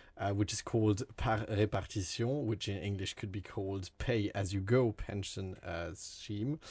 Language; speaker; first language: English; non-native, fluent; French